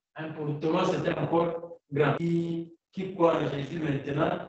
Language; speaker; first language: French; non-native, local second language; Lingala